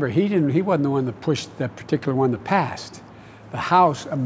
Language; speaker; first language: English; native; English